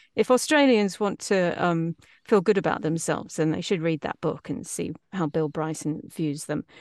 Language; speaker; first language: English; native; English